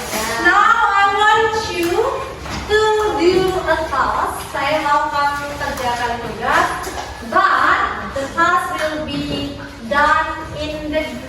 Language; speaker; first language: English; non-native, fluent; Indonesian